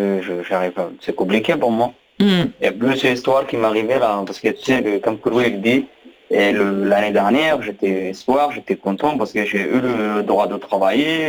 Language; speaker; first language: French; non-native, learner; Somali